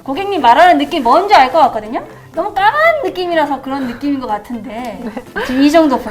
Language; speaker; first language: Korean; native; Korean